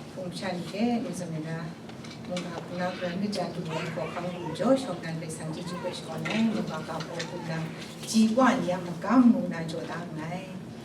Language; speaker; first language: Burmese; non-native, local second language; Kachin